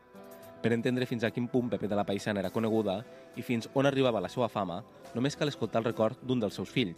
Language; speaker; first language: Catalan; native; Catalan